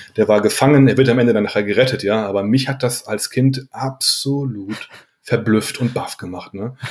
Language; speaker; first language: German; native; German